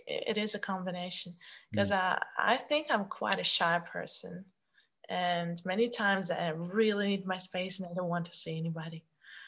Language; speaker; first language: English; non-native, fluent; Russian